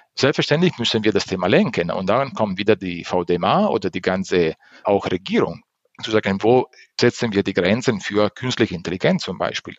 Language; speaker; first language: German; non-native, fluent; Italian